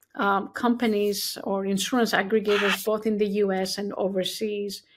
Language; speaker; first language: English; non-native, fluent; Greek